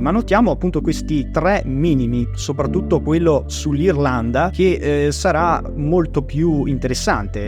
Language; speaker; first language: Italian; native; Italian